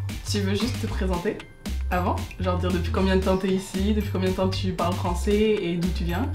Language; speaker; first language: French; native; French